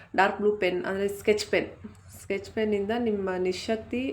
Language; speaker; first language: Kannada; native; Kannada